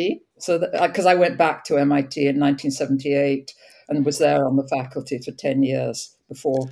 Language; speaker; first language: English; native; English